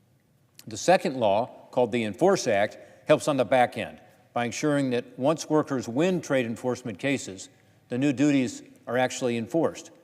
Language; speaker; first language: English; native; English